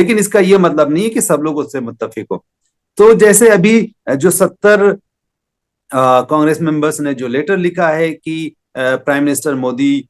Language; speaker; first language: Hindi; native; Hindi